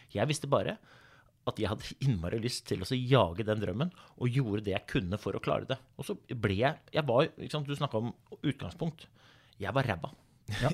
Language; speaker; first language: Norwegian; native; Norwegian